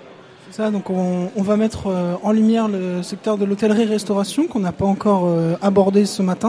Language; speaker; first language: French; native; French